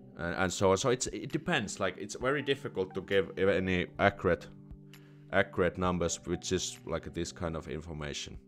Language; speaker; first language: English; non-native, fluent; Finnish